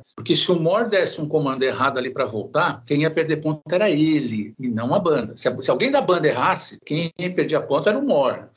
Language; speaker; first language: Portuguese; native; Portuguese